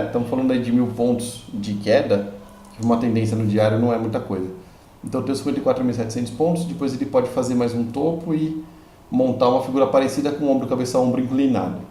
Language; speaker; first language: Portuguese; native; Portuguese